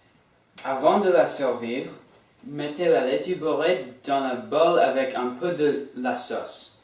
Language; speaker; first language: French; non-native, learner; English